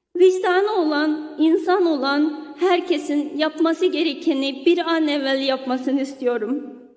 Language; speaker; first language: Turkish; non-native, fluent; Uyghur